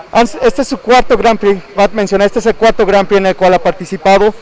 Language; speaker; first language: Spanish; native; Spanish